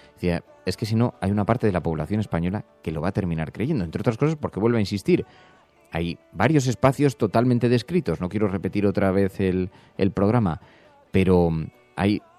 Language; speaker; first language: Spanish; native; Spanish